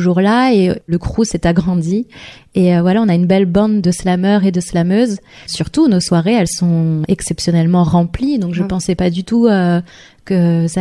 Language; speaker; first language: French; native; French